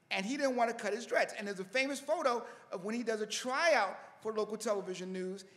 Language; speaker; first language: English; native; English